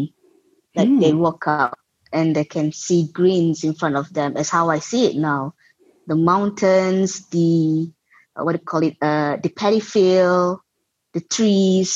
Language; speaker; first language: English; non-native, local second language; Malay